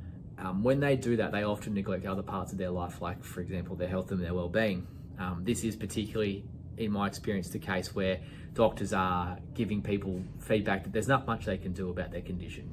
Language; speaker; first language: English; native; English